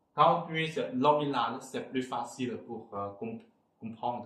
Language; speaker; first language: French; non-native, fluent; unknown